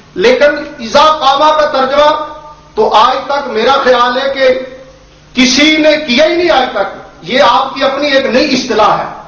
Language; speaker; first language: Urdu; non-native, local second language; Punjabi